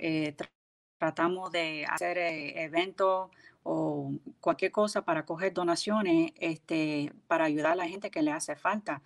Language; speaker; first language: Spanish; early bilingual, heritage; English